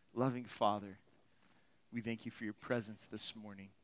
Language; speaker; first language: English; native; English